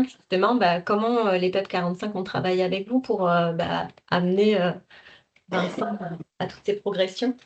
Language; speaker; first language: French; native; French